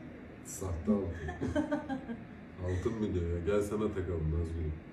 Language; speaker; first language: Turkish; native; Turkish